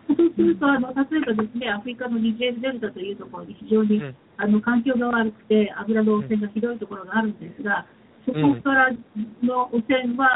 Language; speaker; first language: Japanese; native; Japanese